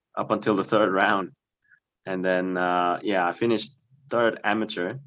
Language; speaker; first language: English; early bilingual, other home language; Korean